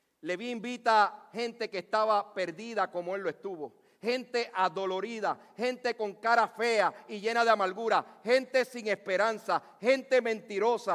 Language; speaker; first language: Spanish; native; Spanish